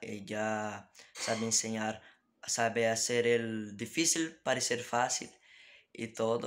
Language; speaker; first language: Spanish; non-native, fluent; Portuguese